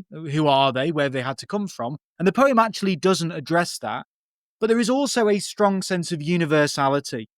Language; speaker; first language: English; native; English